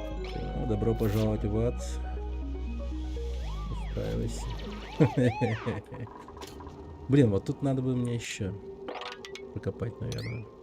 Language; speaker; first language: Russian; native; Russian